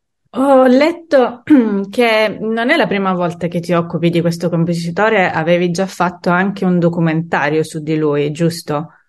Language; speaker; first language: Italian; native; Italian